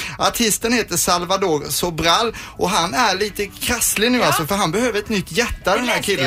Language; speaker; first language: Swedish; native; Swedish